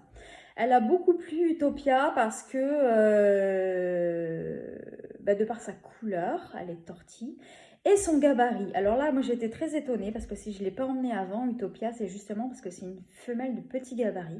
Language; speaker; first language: French; native; French